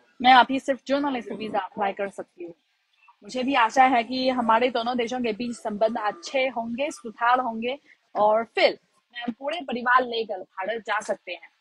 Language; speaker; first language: Hindi; non-native, fluent; Chinese